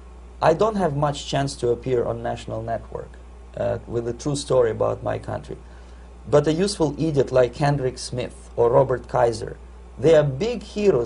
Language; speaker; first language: English; non-native, fluent; Russian